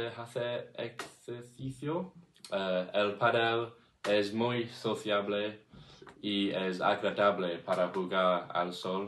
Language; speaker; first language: Spanish; non-native, learner; English